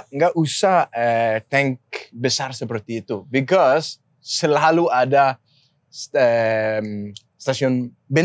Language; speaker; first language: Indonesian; non-native, learner; Danish